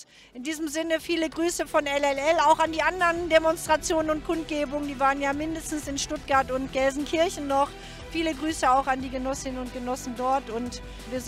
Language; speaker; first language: German; native; German